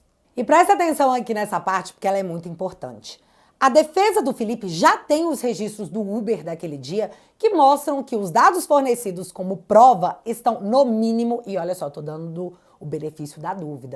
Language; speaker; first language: Portuguese; native; Portuguese